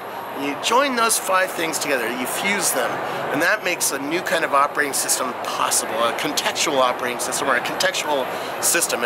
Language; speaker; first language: English; native; English